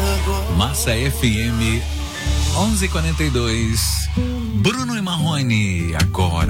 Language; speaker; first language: Portuguese; native; Portuguese